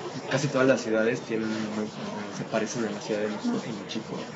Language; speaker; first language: Spanish; native; Spanish